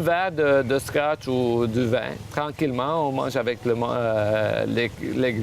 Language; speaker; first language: French; non-native, fluent; Armenian